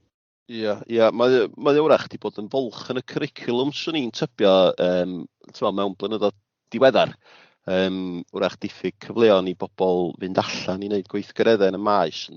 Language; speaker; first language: Welsh; native; Welsh